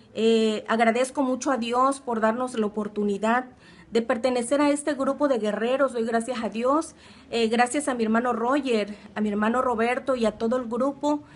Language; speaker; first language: Spanish; native; Spanish